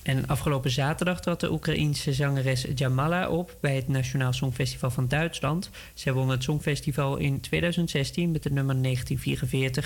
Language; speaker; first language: Dutch; native; Dutch